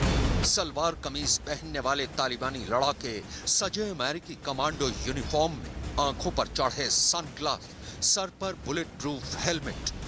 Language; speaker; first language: Hindi; native; Hindi